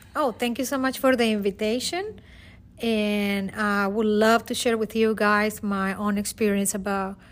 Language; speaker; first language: English; non-native, fluent; Spanish